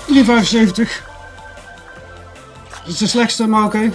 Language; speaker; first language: Dutch; native; Dutch